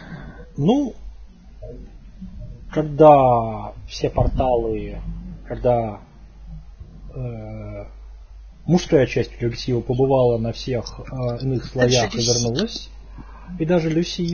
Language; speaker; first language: Russian; native; Russian